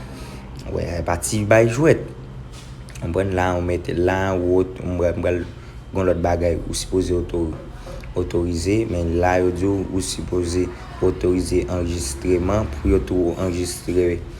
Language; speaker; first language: French; non-native, local second language; Haitian Creole